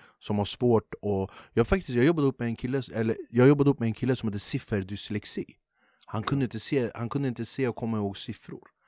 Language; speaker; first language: Swedish; early bilingual, other home language; Kurdish